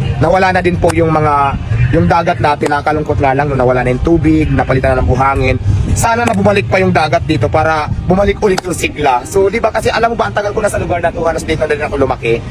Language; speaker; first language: Filipino; native; Filipino